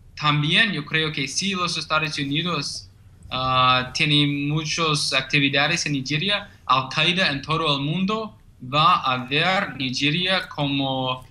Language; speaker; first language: Spanish; non-native, learner; English